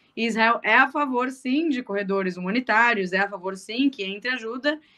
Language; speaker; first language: Portuguese; native; Portuguese